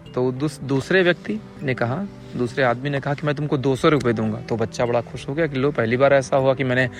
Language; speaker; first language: Hindi; native; Hindi